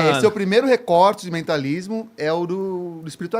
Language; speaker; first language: Portuguese; native; Portuguese